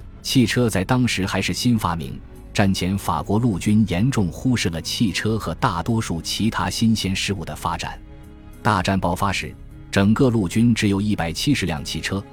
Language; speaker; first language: Chinese; native; Chinese